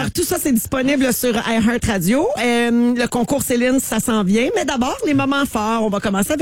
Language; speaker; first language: French; native; French